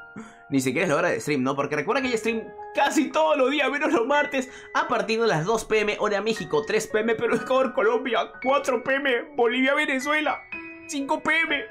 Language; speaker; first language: Spanish; native; Spanish